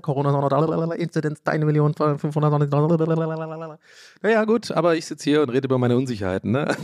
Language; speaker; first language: German; native; German